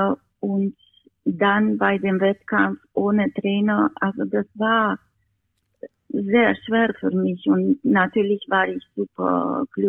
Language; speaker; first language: German; non-native, fluent; Romanian